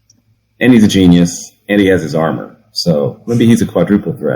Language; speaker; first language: English; native; English